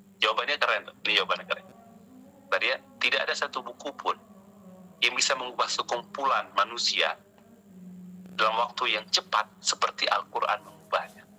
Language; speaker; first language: Indonesian; non-native, local second language; Achinese